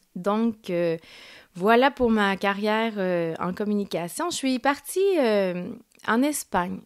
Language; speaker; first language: French; early bilingual, other home language; Spanish